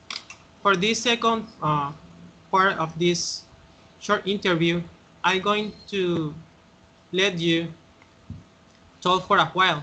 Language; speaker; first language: English; non-native, fluent; Spanish